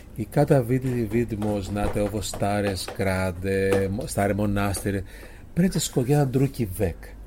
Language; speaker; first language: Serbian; non-native, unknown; Greek